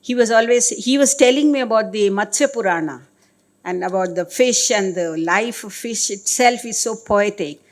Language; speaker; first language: English; non-native, local second language; Kannada